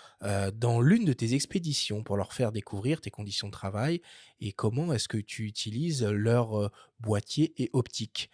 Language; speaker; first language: French; native; French